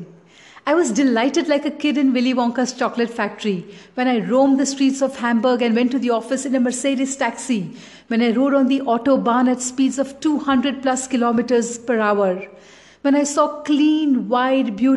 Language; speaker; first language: English; non-native, local second language; Tamil